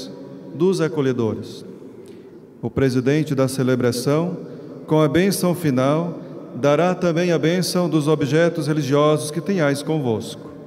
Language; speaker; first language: Portuguese; native; Portuguese